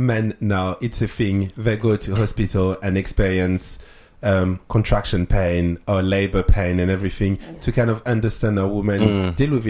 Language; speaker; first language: English; non-native, fluent; French